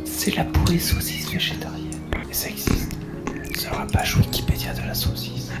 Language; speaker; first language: French; native; French